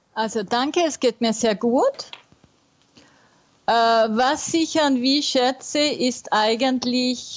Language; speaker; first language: German; non-native, local second language; French